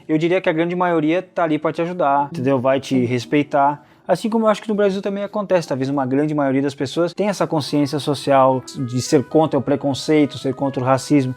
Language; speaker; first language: Portuguese; native; Portuguese